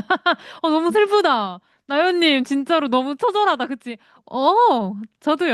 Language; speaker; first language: Korean; native; Korean